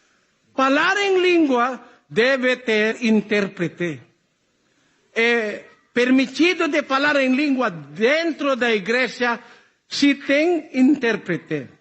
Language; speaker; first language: Portuguese; non-native, learner; Filipino